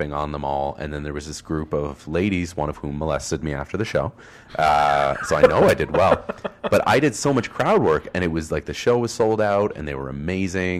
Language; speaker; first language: English; native; English